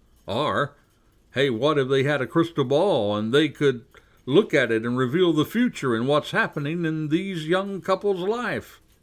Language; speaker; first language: English; native; English